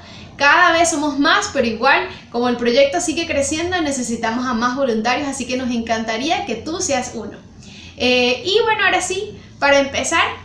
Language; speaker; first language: Spanish; native; Spanish